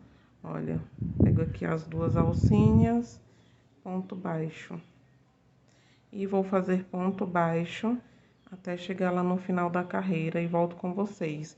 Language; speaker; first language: Portuguese; native; Portuguese